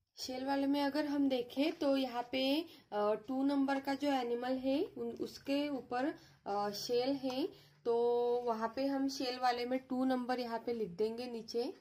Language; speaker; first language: Hindi; non-native, local second language; Marathi